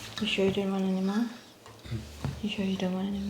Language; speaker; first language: English; non-native, learner; Northeastern Thai